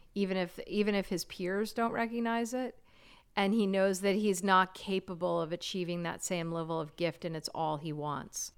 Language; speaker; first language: English; native; English